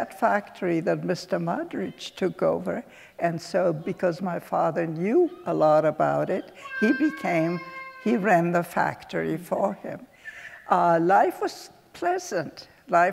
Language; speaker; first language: English; early bilingual, other home language; Polish